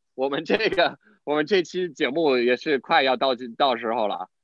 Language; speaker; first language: Chinese; non-native, fluent; English